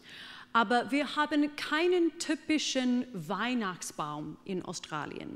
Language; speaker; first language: German; non-native, fluent; English